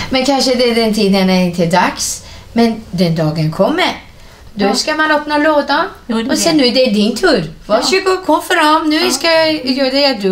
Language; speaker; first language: Swedish; non-native, fluent; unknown